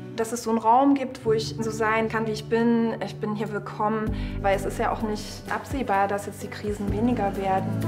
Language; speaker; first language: German; native; German